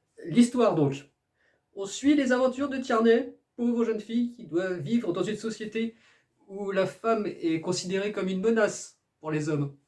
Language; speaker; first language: French; native; French